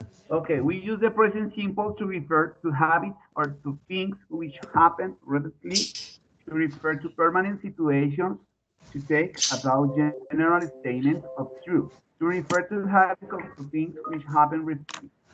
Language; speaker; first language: English; non-native, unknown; Spanish